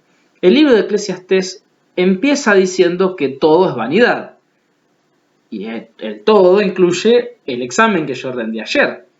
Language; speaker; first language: Spanish; native; Spanish